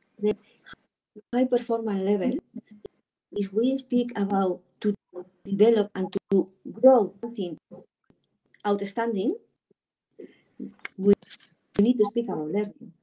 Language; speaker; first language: English; non-native, learner; Spanish